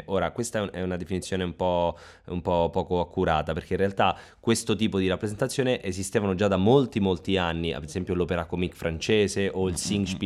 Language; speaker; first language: Italian; native; Italian